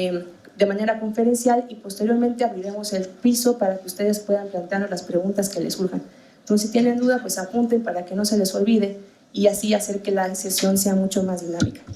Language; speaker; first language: Spanish; native; Spanish